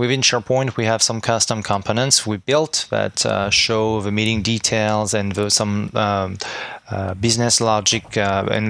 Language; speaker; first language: English; non-native, fluent; French